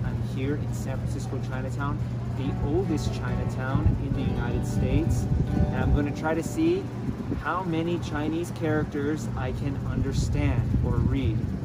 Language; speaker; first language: English; native; English